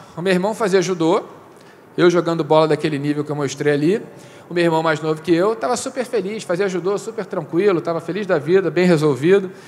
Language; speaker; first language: Portuguese; native; Portuguese